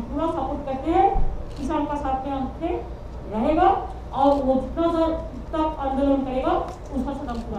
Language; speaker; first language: Hindi; non-native, local second language; Bangla